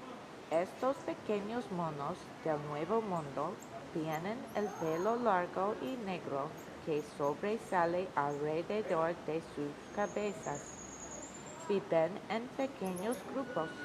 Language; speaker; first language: Spanish; non-native, learner; English